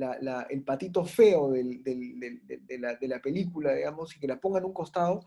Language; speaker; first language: Spanish; native; Spanish